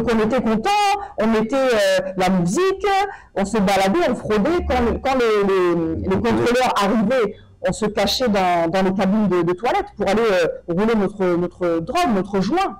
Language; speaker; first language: French; native; French